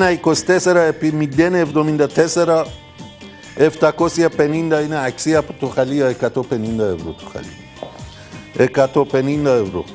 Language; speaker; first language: Greek; non-native, learner; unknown